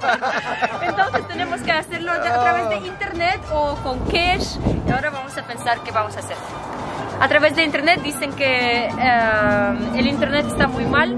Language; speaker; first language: Spanish; non-native, learner; Tatar